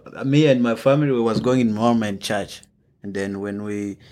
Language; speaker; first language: English; non-native, local second language; Kinyarwanda